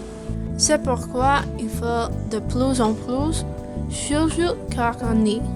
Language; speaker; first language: French; non-native, learner; Spanish